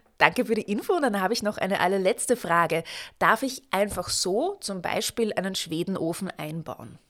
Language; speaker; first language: German; native; German